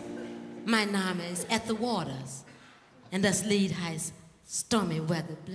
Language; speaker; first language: German; non-native, learner; English